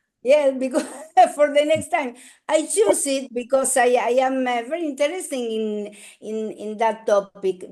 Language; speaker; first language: English; non-native, learner; Spanish